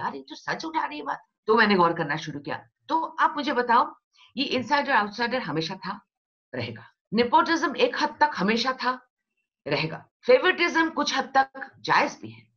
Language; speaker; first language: Hindi; non-native, local second language; Bangla